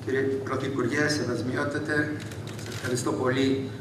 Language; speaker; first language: Greek; early bilingual, heritage; Greek